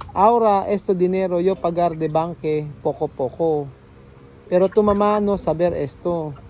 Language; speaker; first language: Spanish; non-native, learner; Filipino